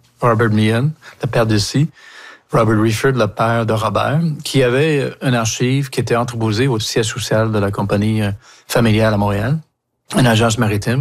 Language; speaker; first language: French; native; French